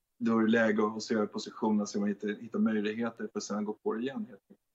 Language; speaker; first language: Swedish; native; Swedish